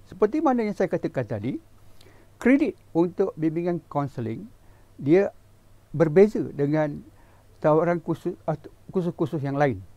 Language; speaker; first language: Malay; native; Malay